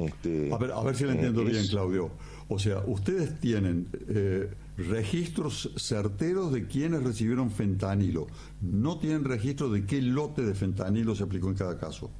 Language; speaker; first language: Spanish; native; Spanish